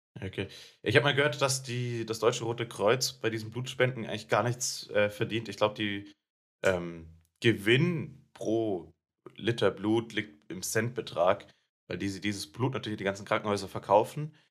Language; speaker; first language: German; native; German